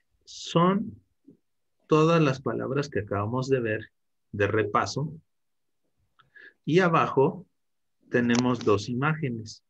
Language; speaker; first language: Spanish; native; Spanish